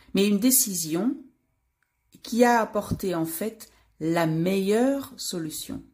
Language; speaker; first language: French; native; French